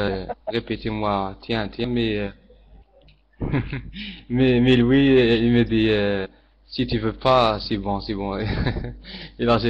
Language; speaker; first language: French; non-native, learner; Arabic